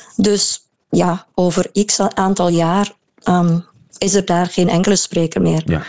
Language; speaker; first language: Dutch; native; Dutch